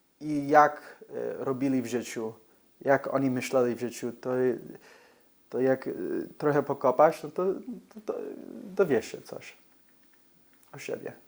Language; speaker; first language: Polish; early bilingual, heritage; English